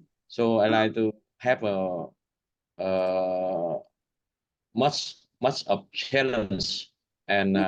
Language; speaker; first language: English; non-native, learner; Vietnamese